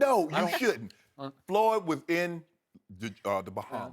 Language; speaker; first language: English; native; English